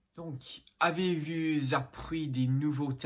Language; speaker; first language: French; non-native, learner; English